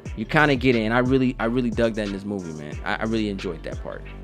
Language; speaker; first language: English; native; English